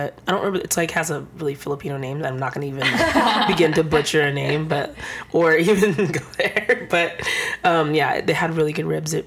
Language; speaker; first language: English; native; English